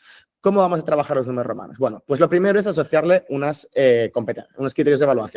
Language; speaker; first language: Spanish; native; Spanish